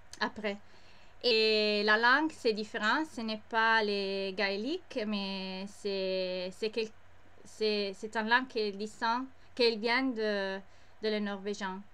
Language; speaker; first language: French; non-native, learner; English